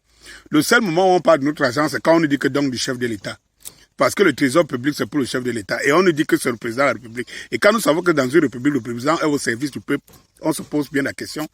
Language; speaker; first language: French; native; French